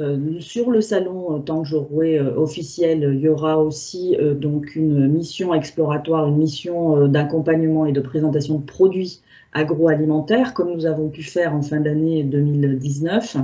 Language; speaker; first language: French; native; French